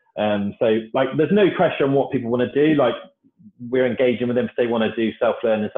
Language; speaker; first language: English; native; English